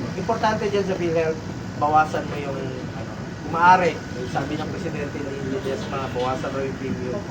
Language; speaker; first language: Filipino; non-native, local second language; Cebuano